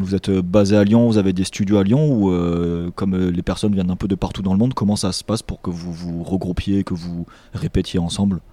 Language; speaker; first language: French; native; French